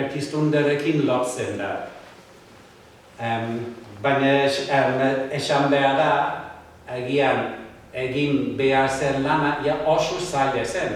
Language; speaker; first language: Basque; non-native, fluent; English